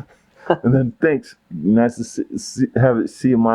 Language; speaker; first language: English; native; English